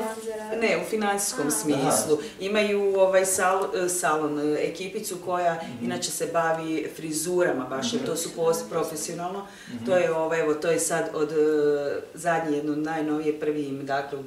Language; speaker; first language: Croatian; native; Croatian